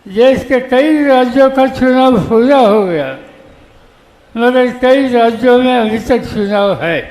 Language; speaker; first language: Hindi; non-native, local second language; Marathi